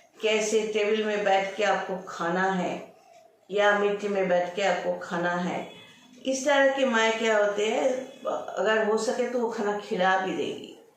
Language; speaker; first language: Hindi; non-native, local second language; Bangla